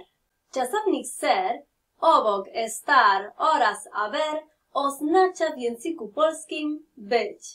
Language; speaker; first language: Polish; non-native, fluent; Spanish